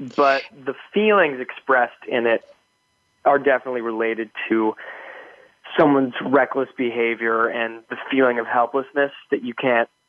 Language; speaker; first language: English; native; English